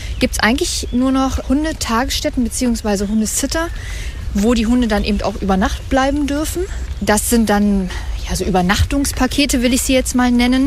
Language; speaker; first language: German; native; German